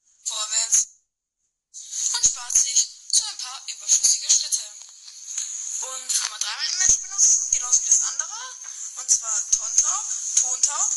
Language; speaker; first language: German; native; German